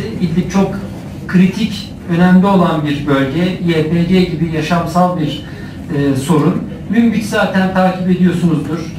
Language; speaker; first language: Turkish; native; Turkish